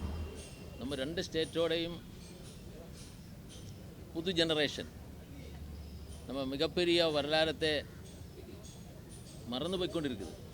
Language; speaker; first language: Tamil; non-native, learner; Malayalam